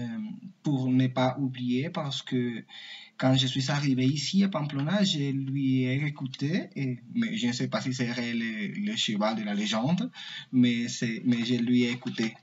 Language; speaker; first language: French; non-native, learner; Spanish